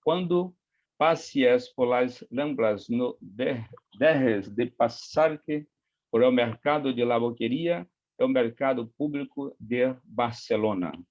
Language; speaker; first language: Spanish; non-native, learner; Portuguese